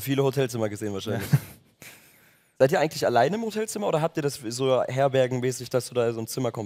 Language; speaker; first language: German; native; German